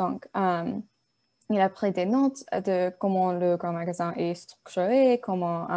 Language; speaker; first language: French; non-native, learner; English